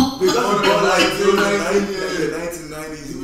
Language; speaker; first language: English; native; English